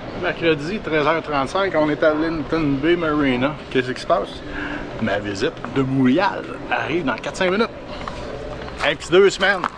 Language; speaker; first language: French; native; French